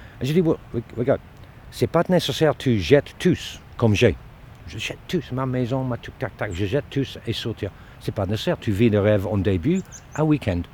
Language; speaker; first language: French; non-native, learner; English